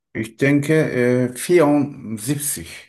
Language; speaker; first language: German; non-native, learner; Turkish